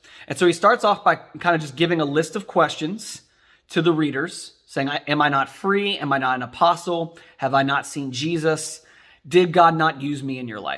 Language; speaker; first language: English; native; English